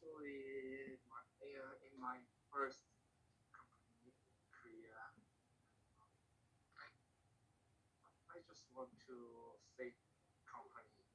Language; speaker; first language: English; non-native, learner; Korean